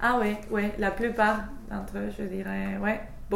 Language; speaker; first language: French; non-native, fluent; English